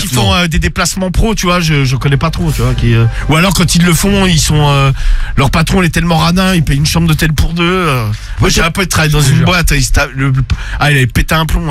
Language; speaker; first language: French; native; French